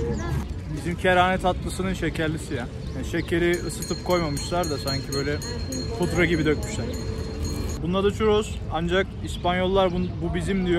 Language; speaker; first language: Turkish; native; Turkish